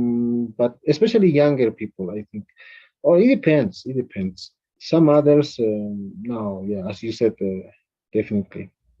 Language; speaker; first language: English; non-native, fluent; Spanish